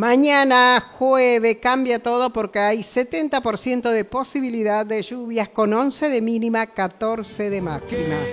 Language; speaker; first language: Spanish; native; Spanish